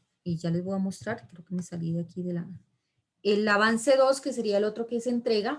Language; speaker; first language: Spanish; native; Spanish